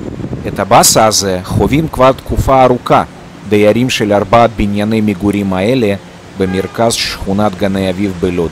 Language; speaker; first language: Hebrew; native; Hebrew